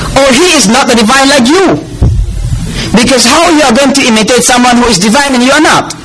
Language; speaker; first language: English; non-native, fluent; Indonesian